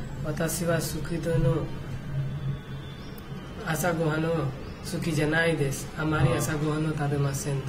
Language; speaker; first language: Japanese; non-native, learner; Nepali